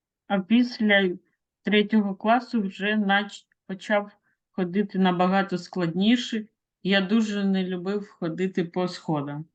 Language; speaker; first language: Ukrainian; non-native, local second language; Russian